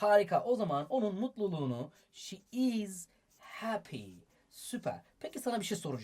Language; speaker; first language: Turkish; native; Turkish